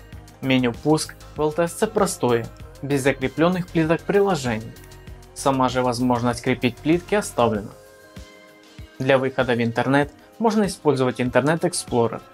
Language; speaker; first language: Russian; native; Russian